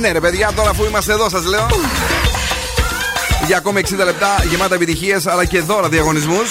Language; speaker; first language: Greek; native; Greek